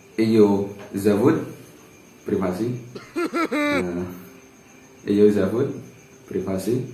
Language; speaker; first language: Russian; non-native, learner; Indonesian